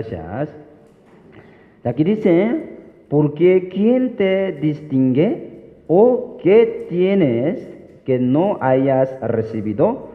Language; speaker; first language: Spanish; non-native, fluent; Korean